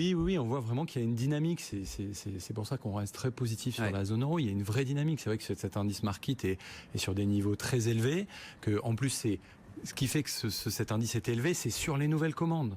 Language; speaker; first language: French; native; French